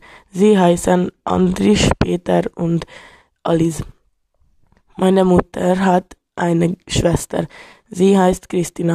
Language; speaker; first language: German; non-native, learner; Hungarian